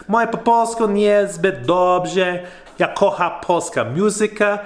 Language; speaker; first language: Polish; non-native, learner; English